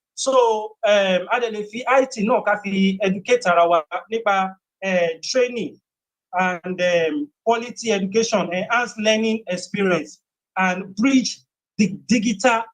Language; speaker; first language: English; non-native, local second language; Yoruba